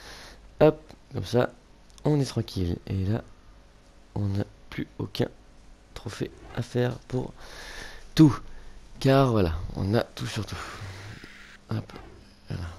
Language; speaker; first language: French; native; French